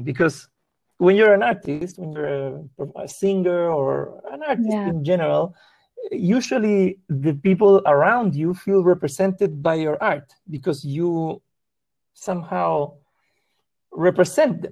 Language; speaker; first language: English; non-native, fluent; Spanish